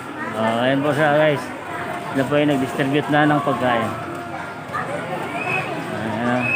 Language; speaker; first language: Filipino; native; Filipino